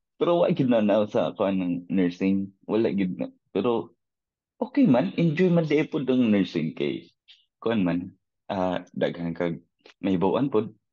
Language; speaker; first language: Cebuano; native; Cebuano